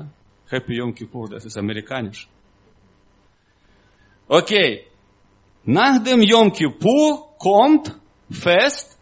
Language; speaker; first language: German; non-native, learner; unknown